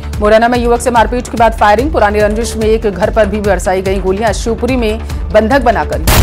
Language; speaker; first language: Hindi; native; Hindi